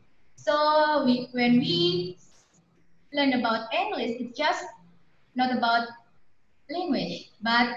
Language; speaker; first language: English; non-native, learner; Indonesian